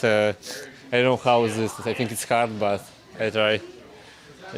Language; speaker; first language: English; non-native, learner; Russian